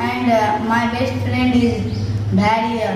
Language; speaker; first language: English; non-native, learner; Hindi